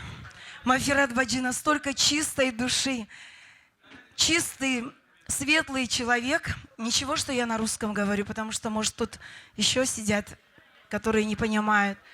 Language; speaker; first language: Russian; non-native, local second language; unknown